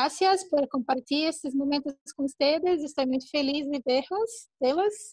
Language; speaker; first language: Spanish; non-native, fluent; Portuguese